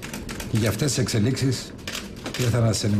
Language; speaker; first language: Greek; native; Greek